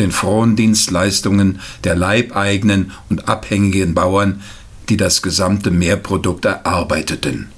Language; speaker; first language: German; native; German